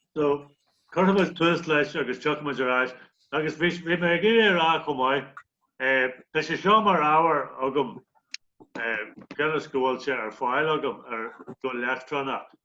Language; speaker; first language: Irish; native; Irish